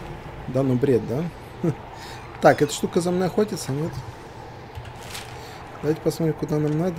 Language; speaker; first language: Russian; native; Russian